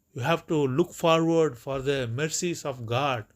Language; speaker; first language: English; non-native, local second language; Tamil